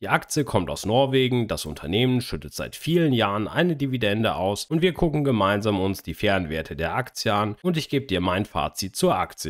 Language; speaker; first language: German; native; German